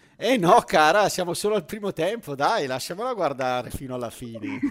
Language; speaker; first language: Italian; native; Italian